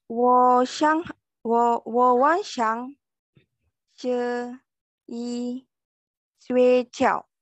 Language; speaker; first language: Chinese; non-native, learner; Malay